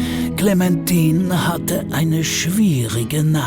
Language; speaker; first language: German; native; German